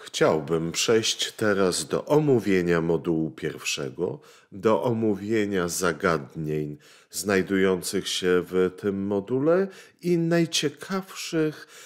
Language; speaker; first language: Polish; native; Polish